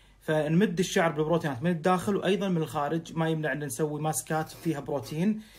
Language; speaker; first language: Arabic; native; Arabic